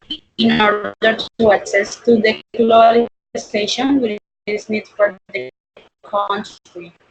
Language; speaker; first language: English; non-native, learner; Spanish